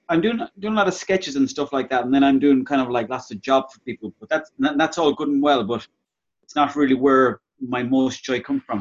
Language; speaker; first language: English; native; English